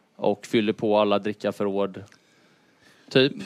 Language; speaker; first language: Swedish; native; Swedish